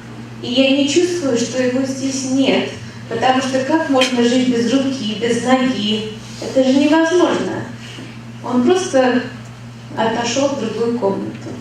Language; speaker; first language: Russian; early bilingual, heritage; Russian